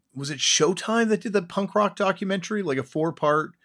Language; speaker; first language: English; native; English